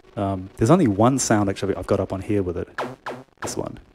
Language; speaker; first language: English; native; English